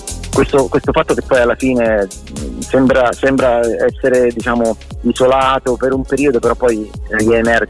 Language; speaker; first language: Italian; native; Italian